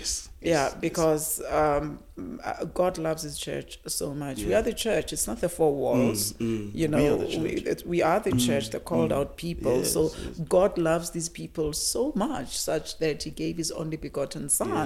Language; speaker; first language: English; non-native, local second language; Zulu